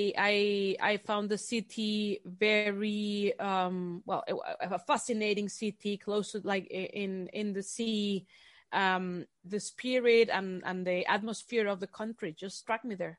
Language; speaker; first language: English; non-native, fluent; Spanish